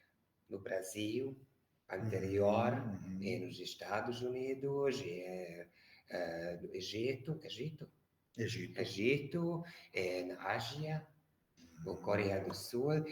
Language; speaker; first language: Portuguese; non-native, learner; Hungarian